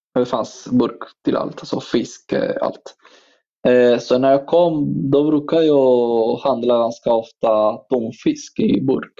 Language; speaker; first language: Swedish; non-native, fluent; Spanish